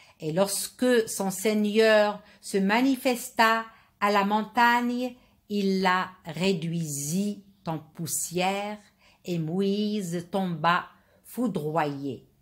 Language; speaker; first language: French; non-native, local second language; Arabic